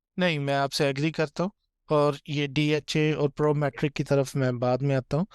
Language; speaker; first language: Urdu; non-native, local second language; Punjabi